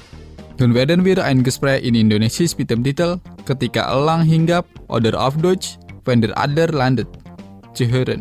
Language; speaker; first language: German; non-native, fluent; Indonesian